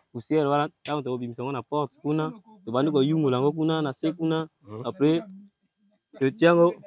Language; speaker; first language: Lingala; non-native, local second language; Kongo